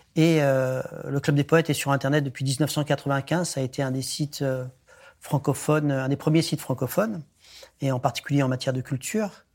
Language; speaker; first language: French; native; French